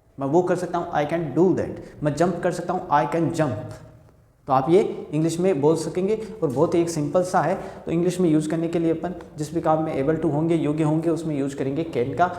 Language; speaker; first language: Hindi; native; Hindi